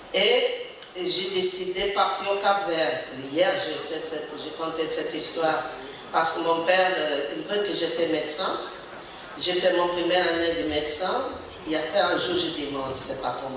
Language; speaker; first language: French; non-native, learner; Portuguese